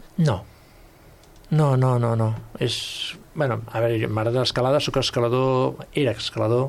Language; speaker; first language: Catalan; native; Catalan